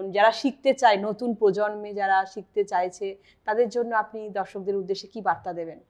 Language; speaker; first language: Bangla; native; Bangla